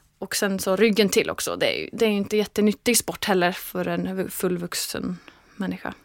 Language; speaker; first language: Swedish; non-native, fluent; Icelandic